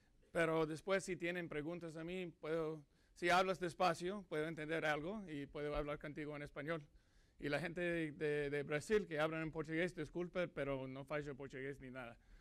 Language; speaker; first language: Spanish; non-native, learner; English